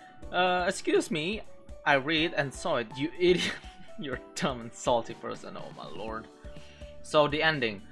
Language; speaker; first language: English; non-native, local second language; Filipino